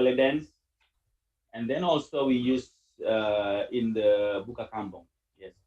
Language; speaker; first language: English; non-native, learner; Indonesian